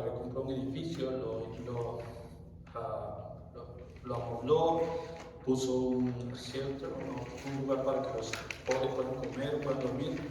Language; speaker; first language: Spanish; native; Spanish